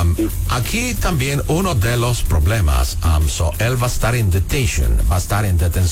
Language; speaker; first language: Spanish; non-native, learner; English